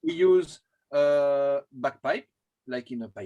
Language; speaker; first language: English; non-native, learner; French